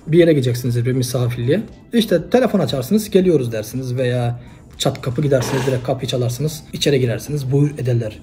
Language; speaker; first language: Turkish; native; Turkish